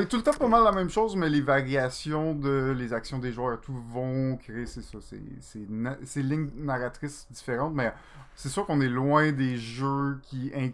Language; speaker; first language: French; native; French